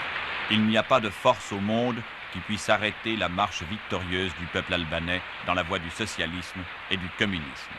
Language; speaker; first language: French; native; French